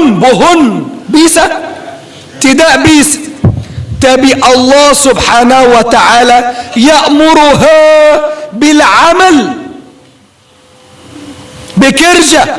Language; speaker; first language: Indonesian; non-native, learner; Arabic